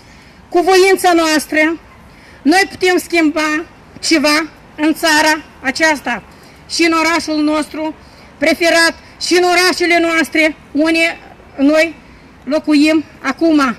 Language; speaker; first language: Romanian; non-native, local second language; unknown